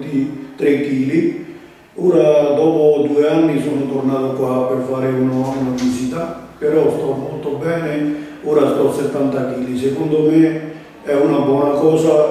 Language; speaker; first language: Italian; non-native, fluent; Punjabi